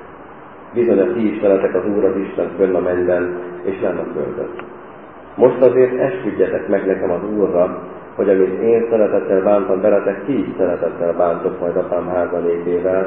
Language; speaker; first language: Hungarian; native; Hungarian